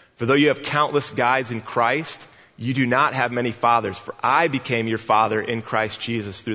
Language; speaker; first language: English; native; English